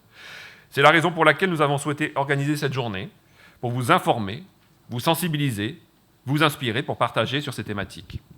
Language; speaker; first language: French; native; French